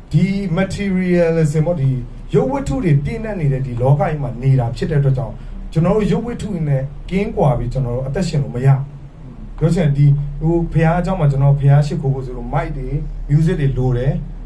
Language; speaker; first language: Burmese; non-native, local second language; Tedim Chin